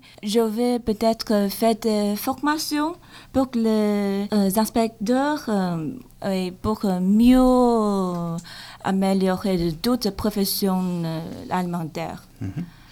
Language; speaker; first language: French; non-native, learner; Chinese